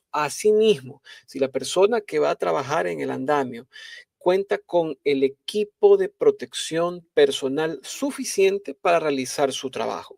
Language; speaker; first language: Spanish; native; Spanish